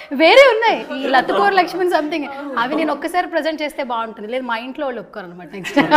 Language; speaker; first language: Telugu; native; Telugu